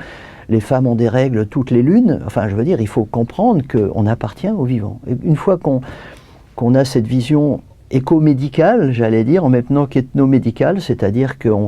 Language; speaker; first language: French; native; French